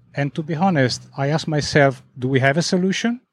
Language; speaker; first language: English; non-native, fluent; Italian